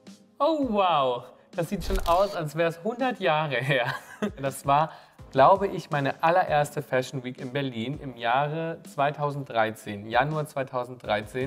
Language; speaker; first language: German; native; German